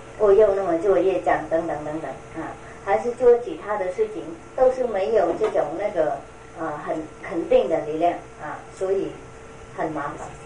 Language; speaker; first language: Chinese; non-native, fluent; Vietnamese